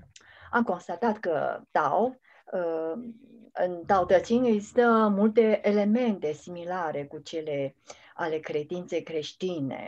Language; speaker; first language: Romanian; non-native, fluent; Chinese